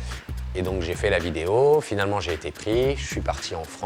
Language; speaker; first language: French; native; French